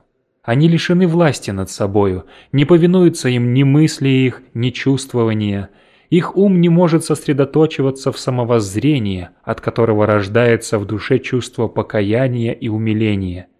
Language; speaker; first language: Russian; native; Russian